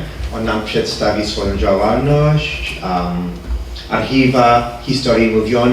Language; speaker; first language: Polish; early bilingual, heritage; Polish